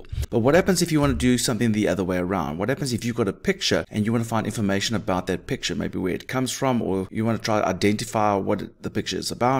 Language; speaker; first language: English; native; English